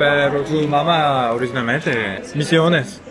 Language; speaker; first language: Spanish; non-native, learner; Korean